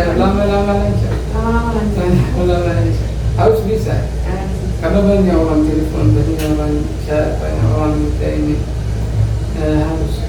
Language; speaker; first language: Indonesian; non-native, learner; Arabic